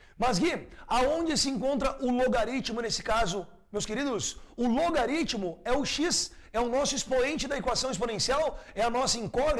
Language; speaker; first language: Portuguese; native; Portuguese